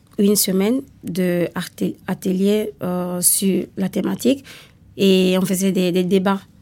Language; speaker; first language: French; non-native, fluent; Italian